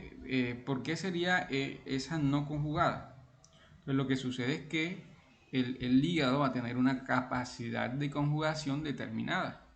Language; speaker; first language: Spanish; native; Spanish